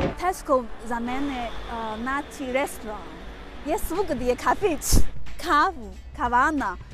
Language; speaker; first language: Bosnian; non-native, learner; Chinese